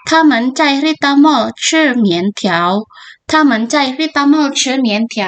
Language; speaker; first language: Chinese; non-native, fluent; Indonesian